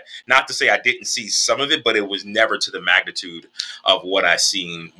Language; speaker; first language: English; native; English